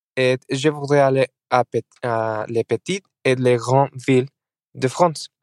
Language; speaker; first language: French; non-native, learner; Spanish